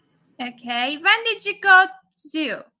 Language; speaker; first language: English; non-native, fluent; Turkish